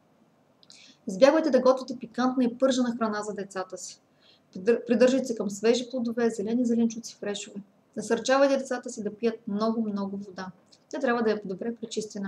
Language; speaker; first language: Bulgarian; native; Bulgarian